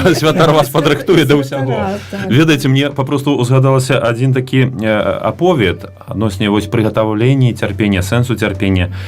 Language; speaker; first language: Belarusian; native; Belarusian